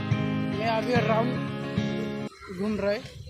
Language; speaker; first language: Hindi; non-native, local second language; Bodo